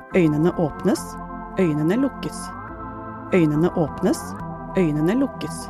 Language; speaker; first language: Norwegian; native; Norwegian